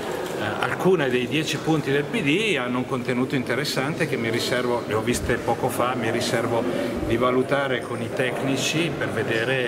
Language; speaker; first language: Italian; native; Italian